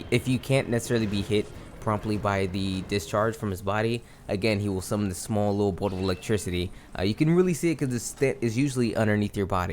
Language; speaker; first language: English; native; English